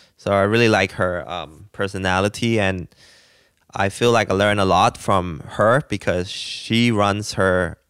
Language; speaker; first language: English; non-native, local second language; Cantonese